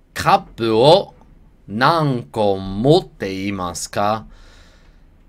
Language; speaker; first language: Japanese; non-native, learner; English